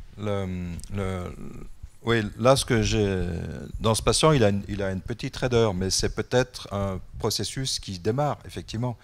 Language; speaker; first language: French; native; French